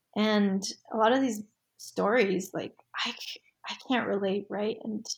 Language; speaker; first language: English; early bilingual, other home language; Spanish